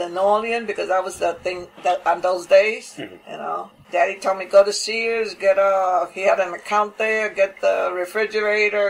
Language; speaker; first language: English; native; English